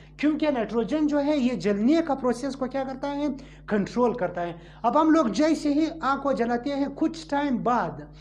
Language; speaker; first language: Urdu; non-native, local second language; Pashto